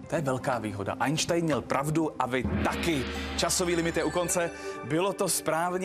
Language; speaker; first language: Czech; native; Czech